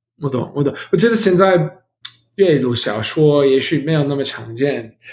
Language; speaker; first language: Chinese; non-native, learner; English